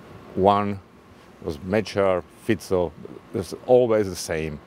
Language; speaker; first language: English; non-native, learner; Slovak